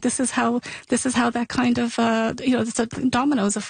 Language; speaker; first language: English; early bilingual, other home language; Sicilian